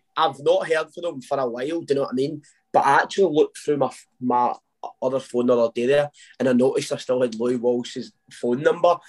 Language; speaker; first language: English; native; English